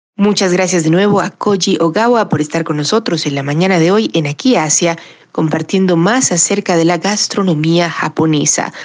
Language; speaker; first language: Spanish; native; Spanish